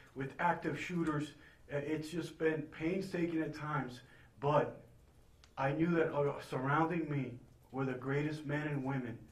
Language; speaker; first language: English; early bilingual, other home language; Spanish